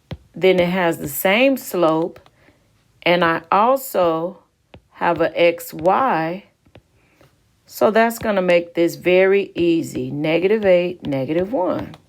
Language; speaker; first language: English; native; English